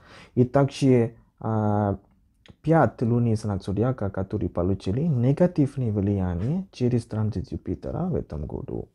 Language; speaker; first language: Russian; non-native, learner; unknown